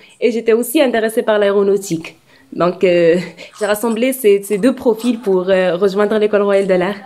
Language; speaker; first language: French; non-native, local second language; Arabic